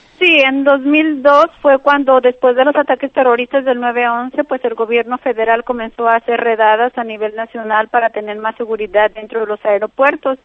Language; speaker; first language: Spanish; native; Spanish